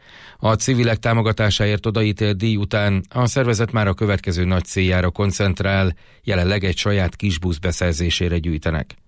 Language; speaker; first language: Hungarian; native; Hungarian